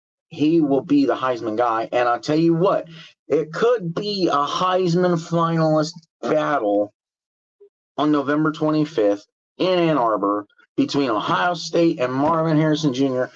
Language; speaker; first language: English; native; English